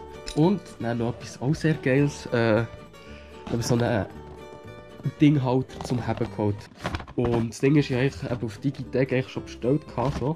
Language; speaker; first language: German; native; German